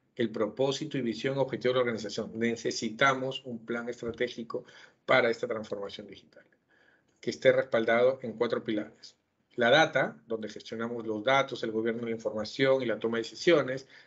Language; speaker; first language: Spanish; native; Spanish